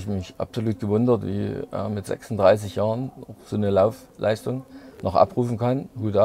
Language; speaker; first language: German; native; German